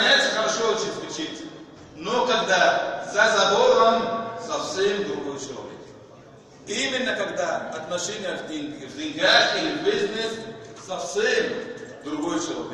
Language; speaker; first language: Russian; non-native, fluent; Arabic